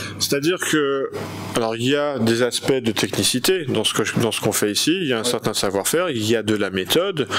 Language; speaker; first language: French; native; French